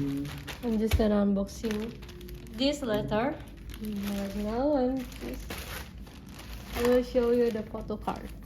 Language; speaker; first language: English; non-native, learner; Indonesian